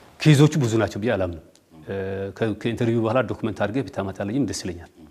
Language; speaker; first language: Amharic; non-native, local second language; Somali